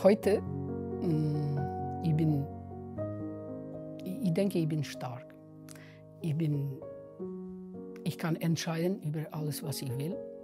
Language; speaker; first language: German; non-native, fluent; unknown